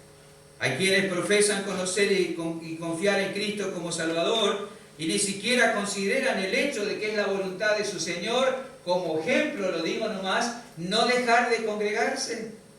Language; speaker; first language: Spanish; native; Spanish